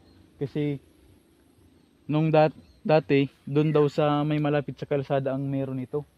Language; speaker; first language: Filipino; native; Filipino